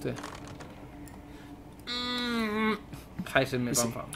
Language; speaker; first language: Chinese; non-native, fluent; English